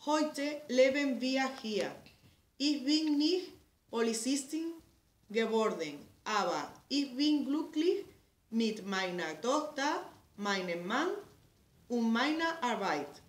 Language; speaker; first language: German; non-native, learner; Spanish